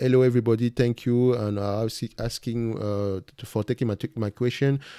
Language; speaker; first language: English; non-native, learner; French